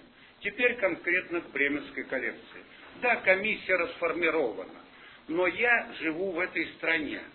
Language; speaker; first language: Russian; native; Russian